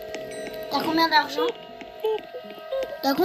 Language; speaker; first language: French; early bilingual, other home language; Portuguese